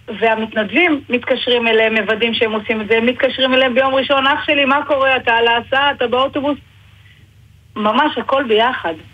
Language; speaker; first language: Hebrew; native; Hebrew